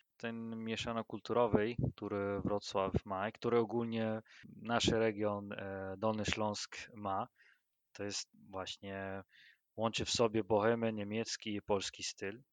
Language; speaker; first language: Polish; non-native, learner; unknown